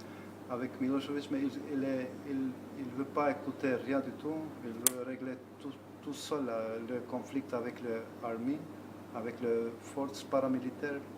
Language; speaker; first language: French; non-native, learner; Albanian